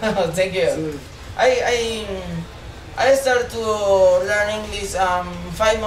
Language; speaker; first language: English; non-native, learner; Spanish